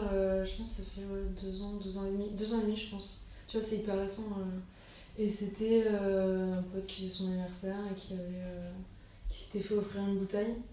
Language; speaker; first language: French; native; French